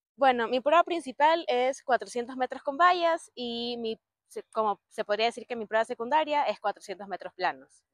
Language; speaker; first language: Spanish; native; Spanish